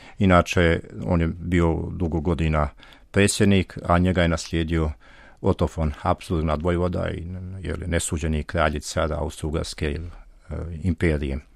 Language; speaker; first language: Serbian; native; Serbian